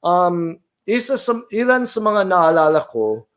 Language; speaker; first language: Filipino; non-native, fluent; English